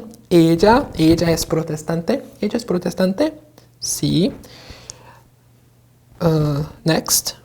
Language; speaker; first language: Spanish; non-native, fluent; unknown